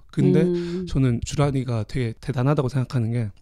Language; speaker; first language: Korean; native; Korean